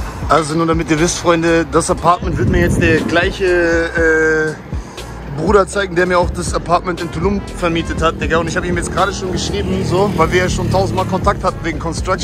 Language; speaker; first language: German; native; German